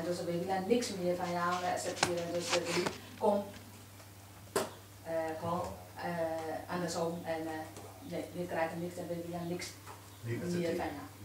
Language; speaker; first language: Dutch; non-native, learner; Burmese